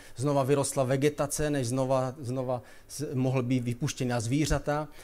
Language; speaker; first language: Czech; native; Czech